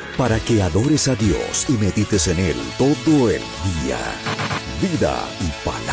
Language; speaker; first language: Spanish; native; Spanish